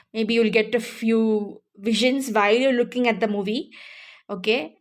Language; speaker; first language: English; non-native, local second language; Tamil